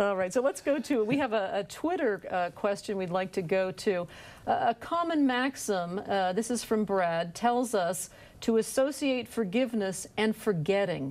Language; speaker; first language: English; native; English